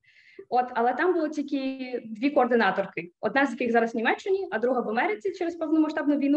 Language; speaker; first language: Ukrainian; native; Ukrainian